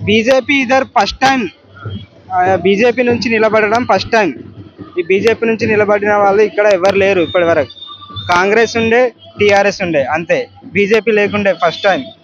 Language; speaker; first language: Hindi; non-native, local second language; Telugu